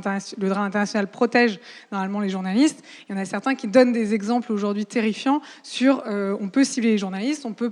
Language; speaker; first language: French; native; French